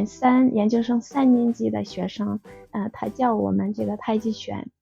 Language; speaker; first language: Chinese; non-native, fluent; Russian